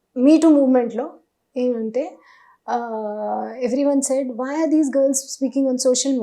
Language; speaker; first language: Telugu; non-native, learner; Hindi